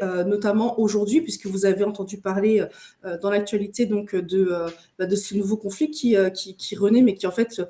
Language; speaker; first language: French; native; French